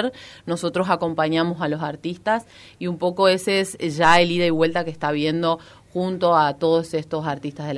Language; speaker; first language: Spanish; native; Spanish